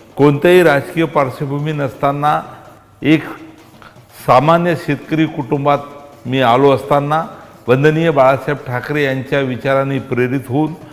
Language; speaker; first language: Marathi; native; Marathi